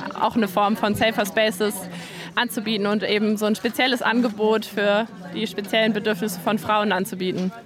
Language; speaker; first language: German; native; German